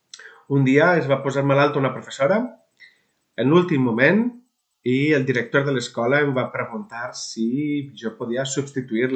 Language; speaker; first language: Catalan; non-native, local second language; Spanish